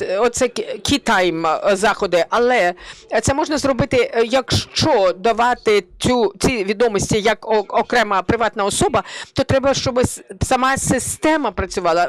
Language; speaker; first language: Ukrainian; early bilingual, heritage; Ukrainian